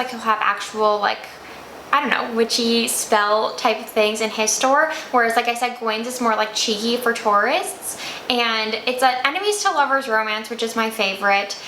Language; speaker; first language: English; native; English